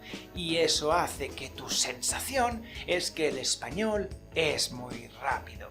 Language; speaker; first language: Spanish; native; Spanish